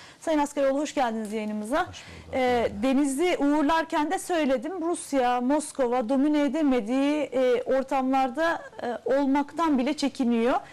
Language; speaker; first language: Turkish; native; Turkish